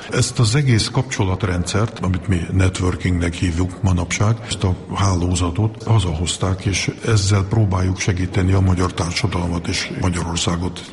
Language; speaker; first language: Hungarian; early bilingual, heritage; Hungarian